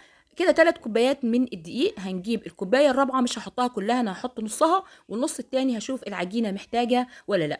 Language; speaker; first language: Arabic; native; Arabic